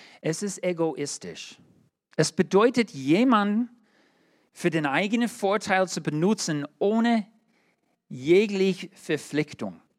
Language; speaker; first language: German; non-native, learner; English